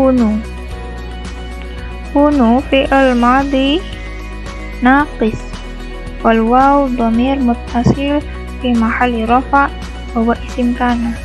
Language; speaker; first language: Arabic; non-native, learner; Indonesian